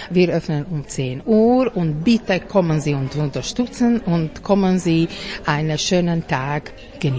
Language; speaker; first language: German; non-native, fluent; Slovak